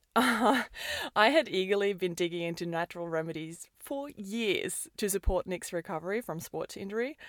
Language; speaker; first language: English; non-native, fluent; Norwegian